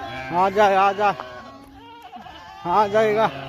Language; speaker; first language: Hindi; non-native, learner; Bangla